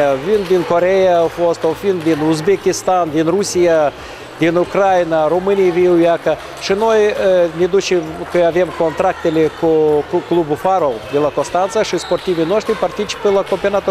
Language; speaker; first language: Romanian; non-native, local second language; Russian